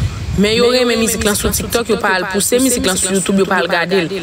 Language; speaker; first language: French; non-native, learner; Haitian Creole